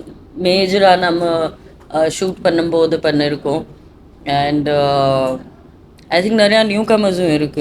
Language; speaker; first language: Tamil; non-native, fluent; Hindi